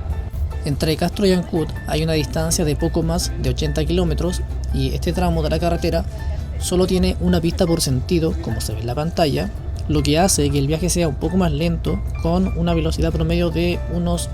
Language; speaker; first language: Spanish; native; Spanish